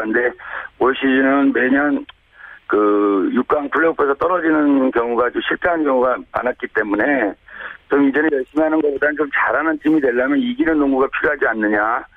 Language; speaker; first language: Korean; native; Korean